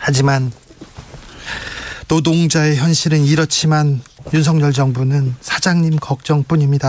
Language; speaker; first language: Korean; native; Korean